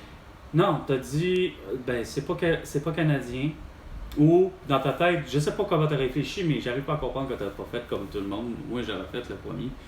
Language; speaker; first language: French; native; French